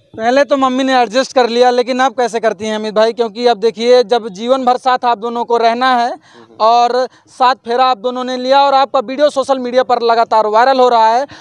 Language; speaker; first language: Hindi; native; Hindi